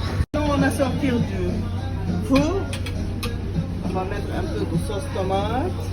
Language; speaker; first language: French; non-native, local second language; Arabic